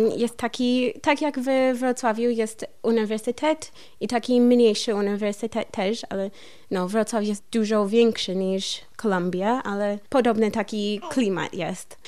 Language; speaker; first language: Polish; non-native, learner; English